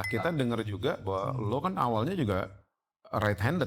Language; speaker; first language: Indonesian; native; Indonesian